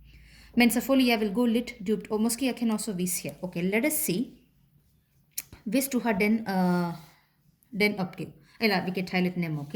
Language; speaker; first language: Danish; non-native, fluent; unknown